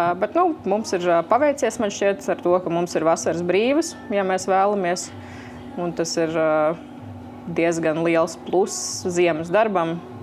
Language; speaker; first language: Latvian; native; Latvian